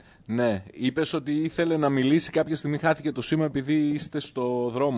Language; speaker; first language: Greek; native; Greek